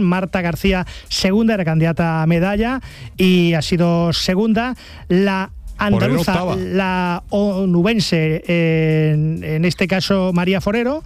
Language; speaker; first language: Spanish; native; Spanish